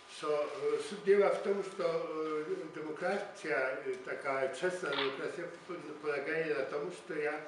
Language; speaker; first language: Polish; non-native, learner; Ukrainian